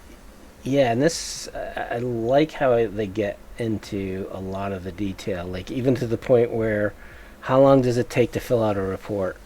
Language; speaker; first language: English; native; English